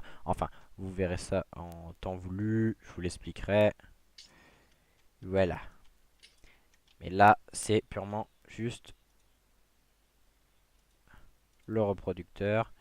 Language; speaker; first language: French; native; French